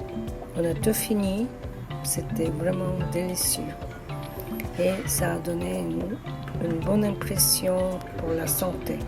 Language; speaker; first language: French; non-native, fluent; Korean